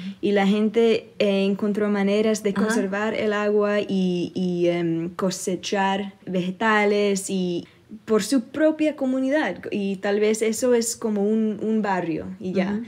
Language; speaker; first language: Spanish; early bilingual, heritage; Spanish